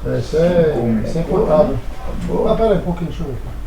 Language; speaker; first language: Portuguese; native; Portuguese